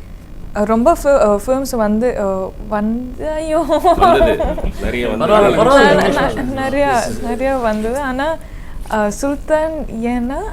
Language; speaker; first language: Tamil; non-native, learner; Kodava